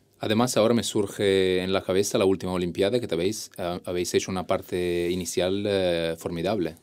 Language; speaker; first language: Spanish; non-native, fluent; Italian